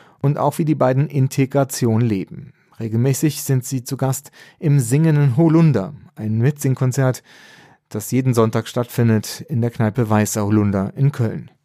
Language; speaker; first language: German; native; German